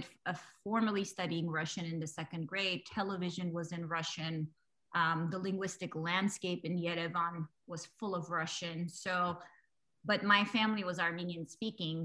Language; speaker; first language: English; early bilingual, other home language; Armenian